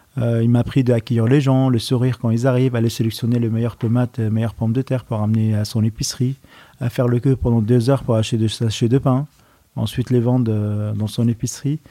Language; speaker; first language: French; non-native, fluent; Arabic